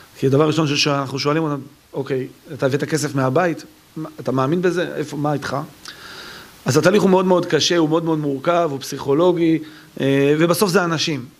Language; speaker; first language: Hebrew; native; Hebrew